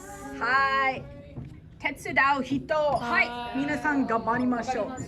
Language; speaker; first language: Japanese; non-native, fluent; English